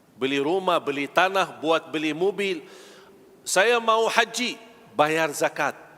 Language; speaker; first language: Malay; non-native, fluent; Arabic